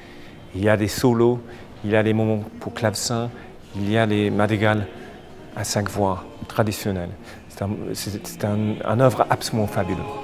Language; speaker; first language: French; non-native, fluent; English